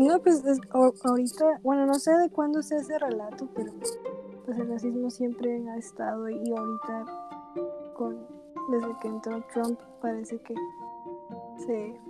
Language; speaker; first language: Spanish; native; Spanish